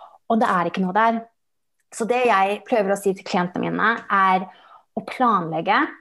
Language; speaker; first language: Norwegian; early bilingual, heritage; Norwegian